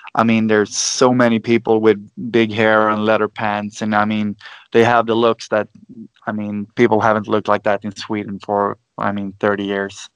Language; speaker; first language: English; non-native, fluent; Swedish